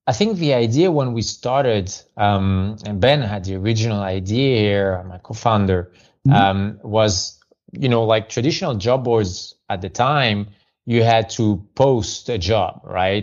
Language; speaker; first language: English; non-native, fluent; French